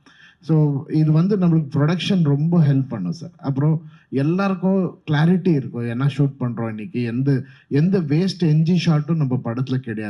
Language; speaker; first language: Tamil; non-native, fluent; Kannada